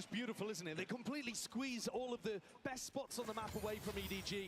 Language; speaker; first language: English; native; English